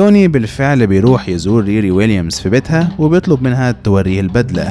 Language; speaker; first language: Arabic; native; Arabic